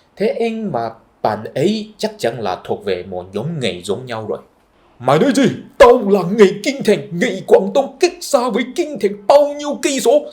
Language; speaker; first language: Vietnamese; non-native, fluent; Chinese